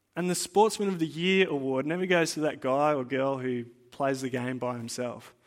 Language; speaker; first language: English; native; English